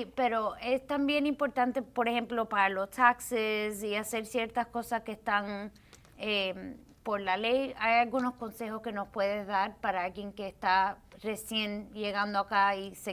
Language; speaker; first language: Spanish; early bilingual, heritage; Spanish